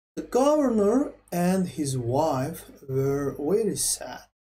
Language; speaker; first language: English; non-native, fluent; Azerbaijani